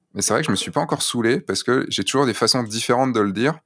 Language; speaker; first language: French; native; French